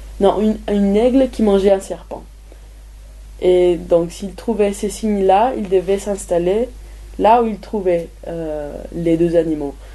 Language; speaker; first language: French; non-native, fluent; Spanish